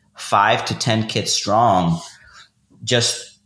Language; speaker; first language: English; non-native, fluent; Spanish